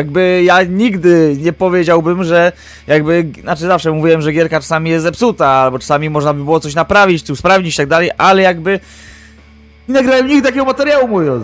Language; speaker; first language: Polish; native; Polish